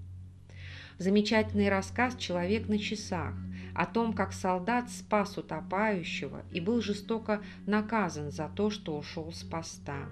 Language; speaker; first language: Russian; native; Russian